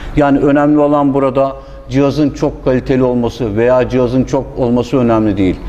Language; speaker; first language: Turkish; native; Turkish